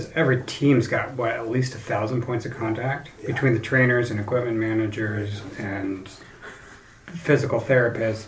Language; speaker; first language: English; native; English